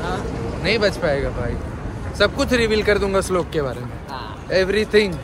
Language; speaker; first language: Hindi; native; Hindi